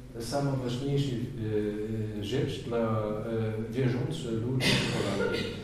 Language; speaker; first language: Polish; non-native, learner; Dutch